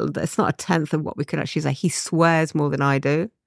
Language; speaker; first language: English; native; English